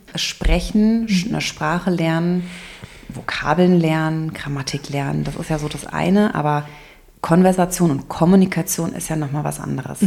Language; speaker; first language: German; native; German